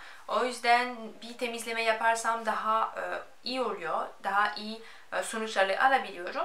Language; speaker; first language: Turkish; non-native, fluent; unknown